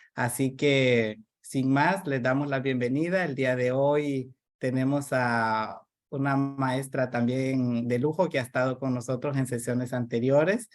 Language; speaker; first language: Spanish; native; Spanish